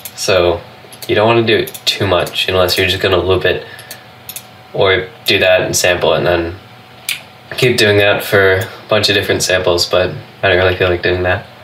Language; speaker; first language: English; native; English